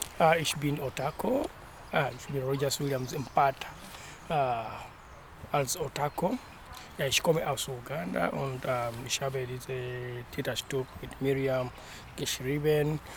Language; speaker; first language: German; non-native, learner; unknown